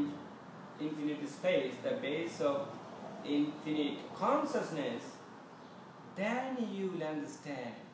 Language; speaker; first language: English; non-native, fluent; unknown